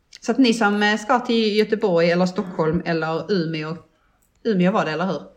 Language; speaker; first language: Swedish; native; Swedish